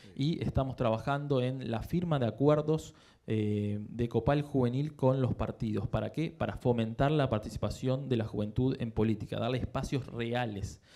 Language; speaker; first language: Spanish; native; Spanish